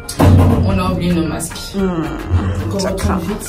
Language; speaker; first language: French; native; French